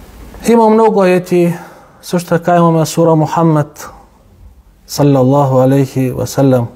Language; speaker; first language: Bulgarian; non-native, local second language; Turkish